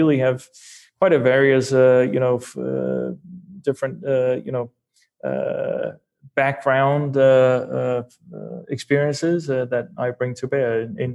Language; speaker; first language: English; non-native, fluent; Danish